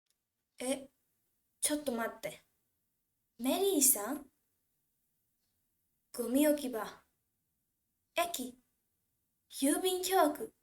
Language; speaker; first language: Japanese; non-native, fluent; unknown